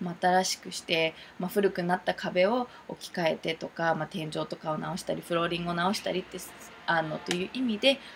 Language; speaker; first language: Japanese; early bilingual, heritage; Japanese